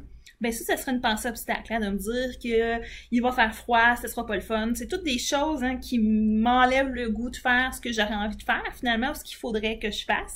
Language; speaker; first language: French; native; French